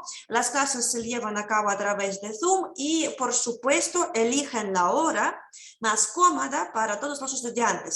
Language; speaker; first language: Spanish; non-native, fluent; Russian